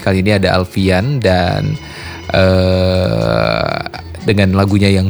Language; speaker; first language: Indonesian; native; Indonesian